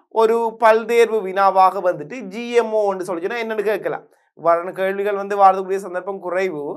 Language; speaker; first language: Tamil; native; Tamil